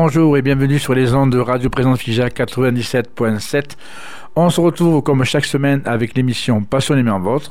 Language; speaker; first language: French; native; French